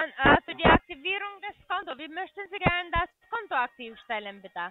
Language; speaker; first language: German; non-native, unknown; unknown